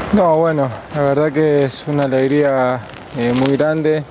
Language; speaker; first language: Spanish; native; Spanish